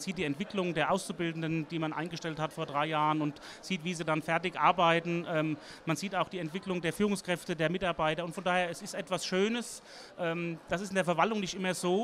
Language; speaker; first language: German; native; German